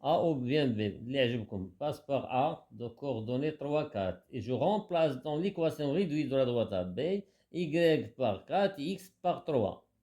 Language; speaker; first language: French; non-native, local second language; Arabic